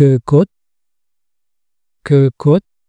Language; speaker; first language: Korean; non-native, fluent; Indonesian